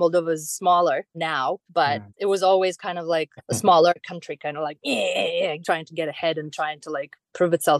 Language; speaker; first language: English; non-native, fluent; Romanian